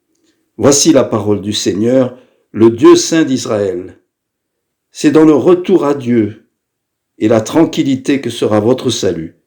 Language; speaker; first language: French; native; French